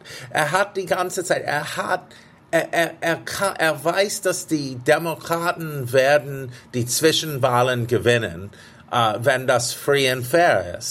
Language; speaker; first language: German; non-native, fluent; English